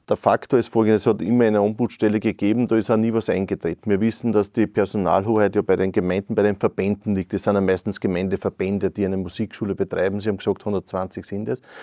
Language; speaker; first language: German; native; German